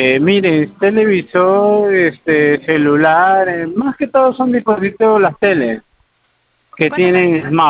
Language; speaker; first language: Spanish; native; Spanish